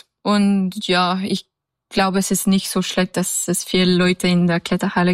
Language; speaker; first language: German; non-native, learner; English